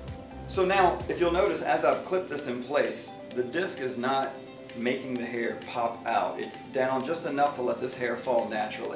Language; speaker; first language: English; native; English